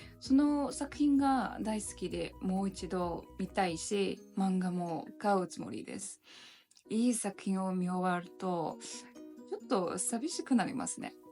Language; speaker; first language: Japanese; non-native, learner; Chinese